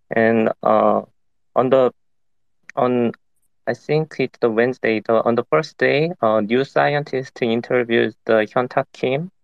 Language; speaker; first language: English; non-native, fluent; Korean